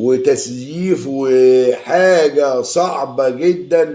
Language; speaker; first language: Arabic; native; Arabic